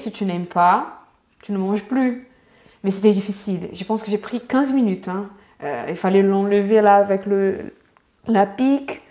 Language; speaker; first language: French; non-native, fluent; Portuguese